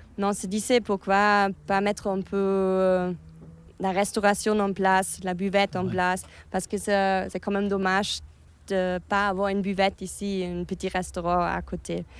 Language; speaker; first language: French; non-native, fluent; German